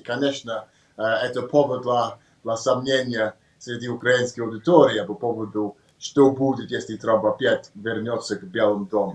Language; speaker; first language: Russian; non-native, learner; English